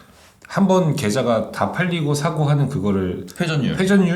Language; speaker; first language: Korean; native; Korean